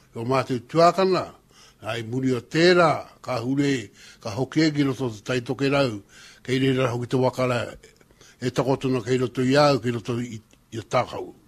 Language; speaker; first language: Māori; native; Māori